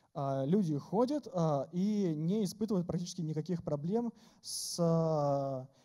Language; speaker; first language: Russian; native; Russian